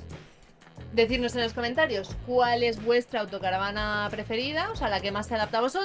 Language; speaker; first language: Spanish; native; Spanish